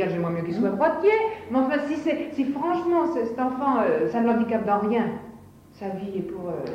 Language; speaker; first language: French; native; French